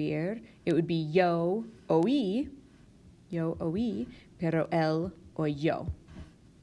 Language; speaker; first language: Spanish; non-native, fluent; English